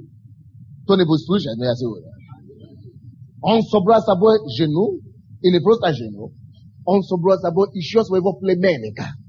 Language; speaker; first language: Russian; non-native, fluent; Yoruba